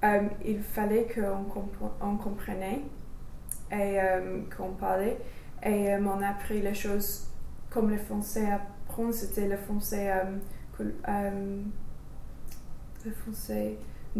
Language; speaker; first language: French; non-native, learner; English